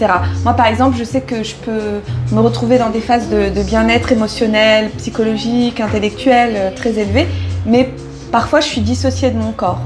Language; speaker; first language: French; native; French